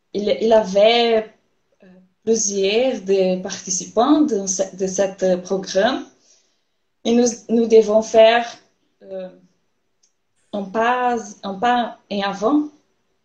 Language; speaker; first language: French; non-native, learner; Portuguese